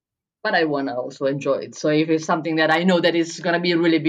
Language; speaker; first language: English; non-native, fluent; Italian